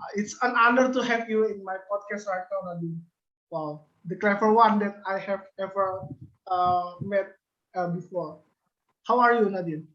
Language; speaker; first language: English; non-native, learner; Indonesian